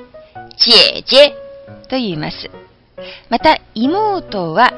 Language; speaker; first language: Japanese; non-native, fluent; Chinese